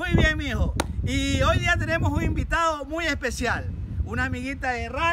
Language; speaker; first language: Spanish; native; Spanish